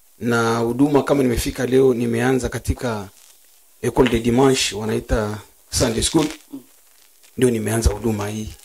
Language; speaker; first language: Swahili; native; Swahili